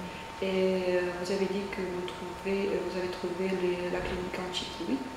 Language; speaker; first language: French; non-native, fluent; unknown